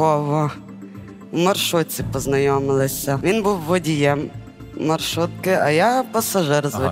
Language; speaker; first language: Ukrainian; native; Ukrainian